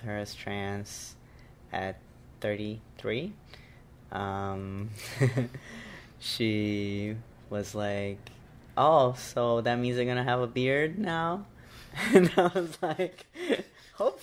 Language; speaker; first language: English; non-native, fluent; Portuguese